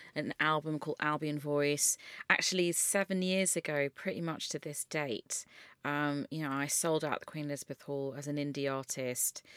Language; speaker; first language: English; native; English